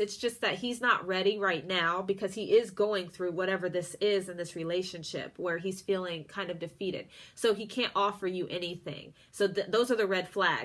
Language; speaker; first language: English; native; English